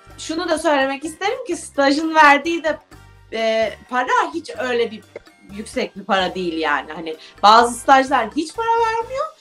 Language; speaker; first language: Turkish; native; Turkish